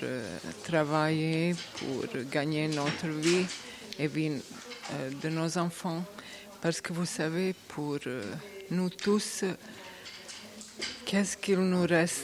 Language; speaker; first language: French; non-native, learner; Bosnian